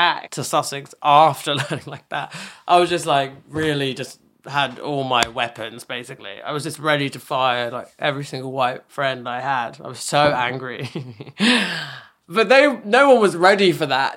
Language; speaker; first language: English; native; English